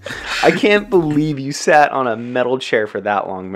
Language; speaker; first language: English; native; English